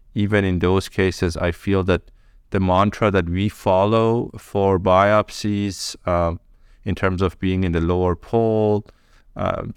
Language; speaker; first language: English; early bilingual, other home language; Persian